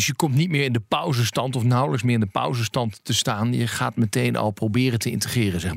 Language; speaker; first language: Dutch; native; Dutch